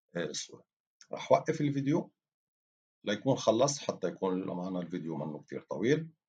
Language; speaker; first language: Arabic; native; Arabic